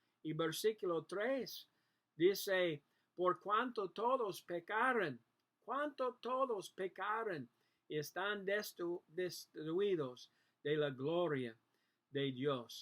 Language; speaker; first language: Spanish; non-native, learner; English